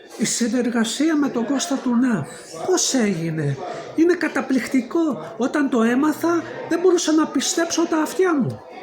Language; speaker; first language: Greek; early bilingual, heritage; Greek